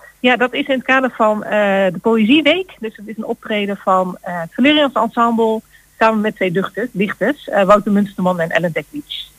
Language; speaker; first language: Dutch; native; Dutch